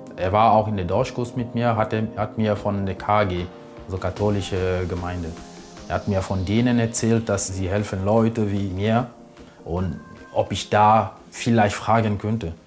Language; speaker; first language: German; non-native, fluent; French